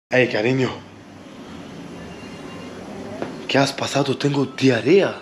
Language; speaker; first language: Spanish; non-native, learner; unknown